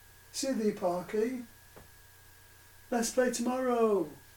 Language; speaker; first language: English; native; English